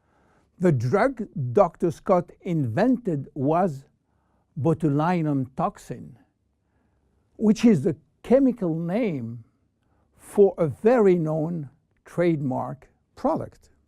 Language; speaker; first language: English; non-native, fluent; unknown